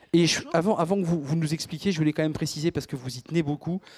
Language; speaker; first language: French; native; French